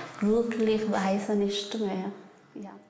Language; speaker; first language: German; non-native, learner; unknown